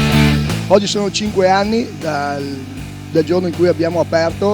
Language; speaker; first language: Italian; native; Italian